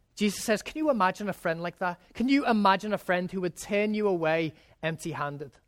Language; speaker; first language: English; native; English